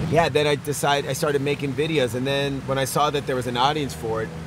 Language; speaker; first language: English; native; English